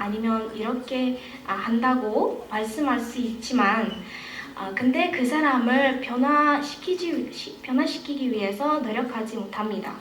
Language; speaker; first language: Korean; non-native, fluent; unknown